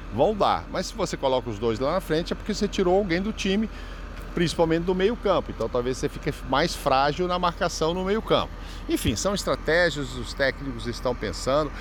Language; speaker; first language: Portuguese; native; Portuguese